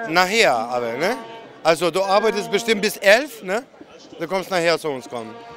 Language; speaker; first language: German; non-native, learner; Russian